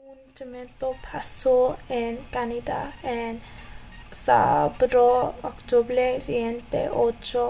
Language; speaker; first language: Spanish; non-native, learner; English